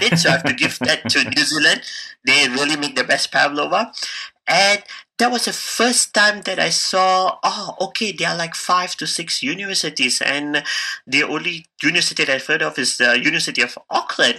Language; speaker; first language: English; non-native, local second language; Tamil